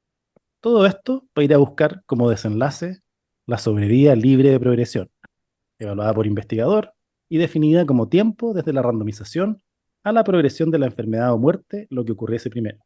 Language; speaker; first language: Spanish; native; Spanish